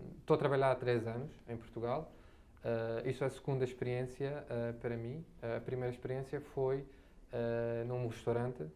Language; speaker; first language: Portuguese; non-native, fluent; Arabic